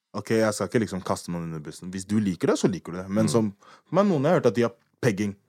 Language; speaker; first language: Norwegian; early bilingual, other home language; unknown